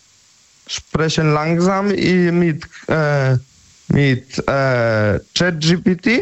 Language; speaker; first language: German; non-native, learner; Polish